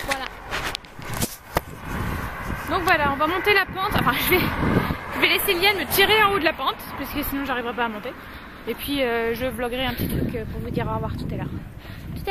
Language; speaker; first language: French; native; French